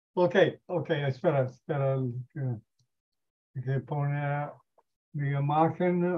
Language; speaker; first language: Spanish; non-native, learner; English